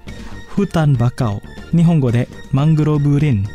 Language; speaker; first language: Japanese; non-native, fluent; Indonesian